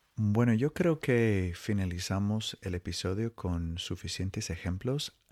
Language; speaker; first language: Spanish; non-native, fluent; English